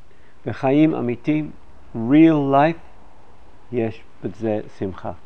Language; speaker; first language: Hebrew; non-native, fluent; English